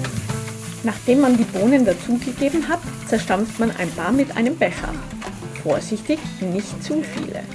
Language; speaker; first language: German; native; German